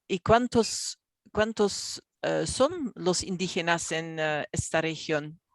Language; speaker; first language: Spanish; non-native, fluent; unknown